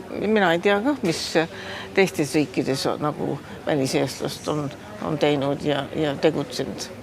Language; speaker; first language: Estonian; early bilingual, heritage; Estonian